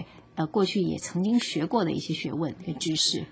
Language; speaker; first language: Chinese; native; Chinese